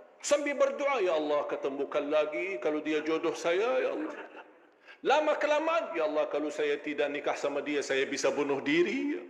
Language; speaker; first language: Malay; non-native, fluent; Arabic